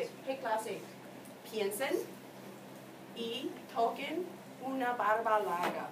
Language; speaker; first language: Spanish; non-native, fluent; English